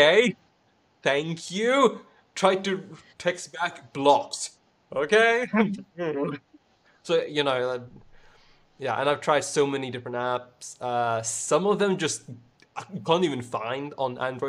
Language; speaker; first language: English; non-native, fluent; Swedish